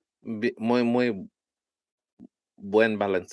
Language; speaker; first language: Spanish; early bilingual, heritage; Spanish